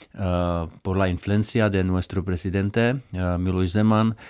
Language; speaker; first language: Spanish; non-native, fluent; Czech